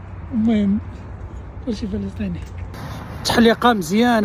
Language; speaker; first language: Arabic; native; Arabic